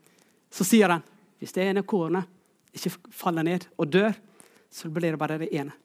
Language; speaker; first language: Norwegian; non-native, fluent; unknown